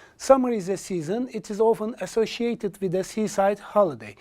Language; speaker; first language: English; non-native, fluent; Turkish